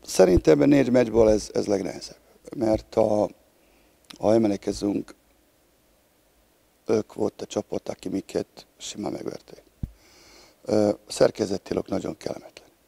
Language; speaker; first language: Hungarian; non-native, learner; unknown